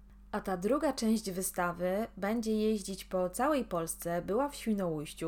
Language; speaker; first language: Polish; native; Polish